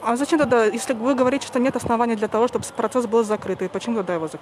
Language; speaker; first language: Russian; native; Russian